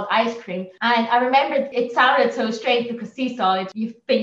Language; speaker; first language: English; non-native, fluent; German